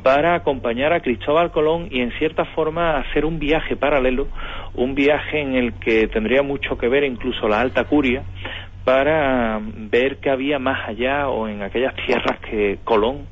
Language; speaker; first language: Spanish; native; Spanish